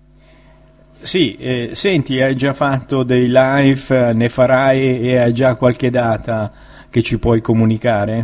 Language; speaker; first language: Italian; native; Italian